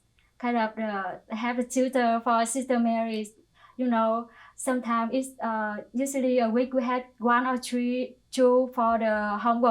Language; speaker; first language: English; non-native, learner; Vietnamese